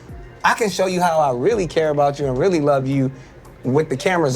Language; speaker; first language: English; native; English